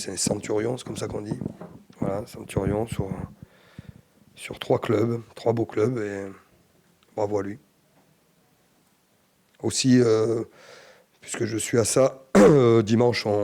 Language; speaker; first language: French; native; French